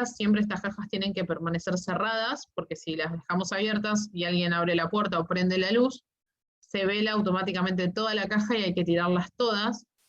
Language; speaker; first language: Spanish; native; Spanish